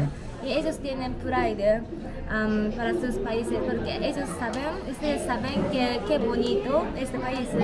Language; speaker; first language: Spanish; non-native, learner; Japanese